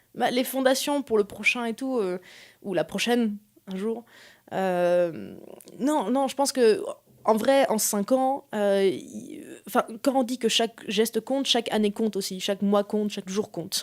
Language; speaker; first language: French; native; French